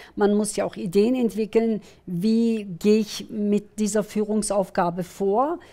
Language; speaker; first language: German; early bilingual, other home language; Kurdish